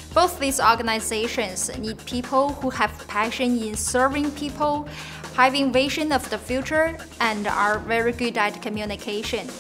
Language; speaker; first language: English; non-native, fluent; Chinese